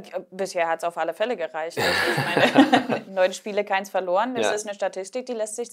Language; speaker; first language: German; native; German